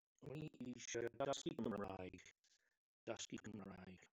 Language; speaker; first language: Welsh; non-native, learner; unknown